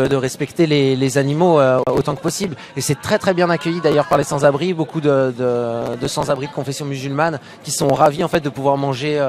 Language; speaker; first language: French; native; French